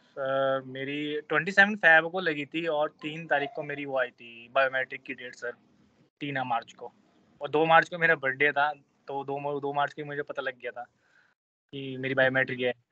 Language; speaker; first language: Hindi; native; Hindi